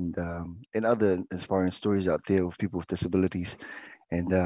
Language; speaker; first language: English; native; English